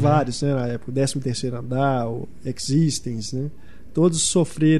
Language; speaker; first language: Portuguese; native; Portuguese